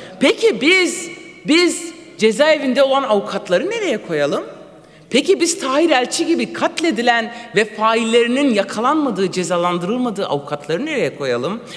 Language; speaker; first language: Turkish; non-native, local second language; Kurdish